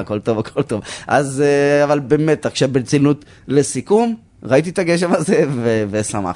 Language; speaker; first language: Hebrew; native; Hebrew